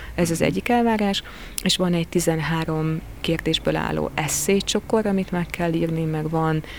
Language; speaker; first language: Hungarian; native; Hungarian